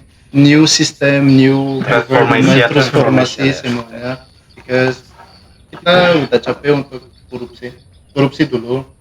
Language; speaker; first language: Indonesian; non-native, learner; Malagasy